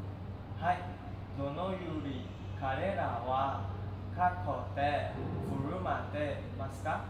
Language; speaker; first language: Japanese; non-native, learner; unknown